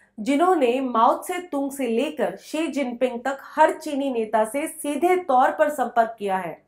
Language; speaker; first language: Hindi; native; Hindi